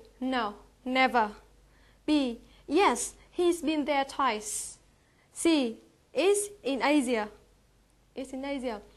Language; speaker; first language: English; non-native, fluent; Vietnamese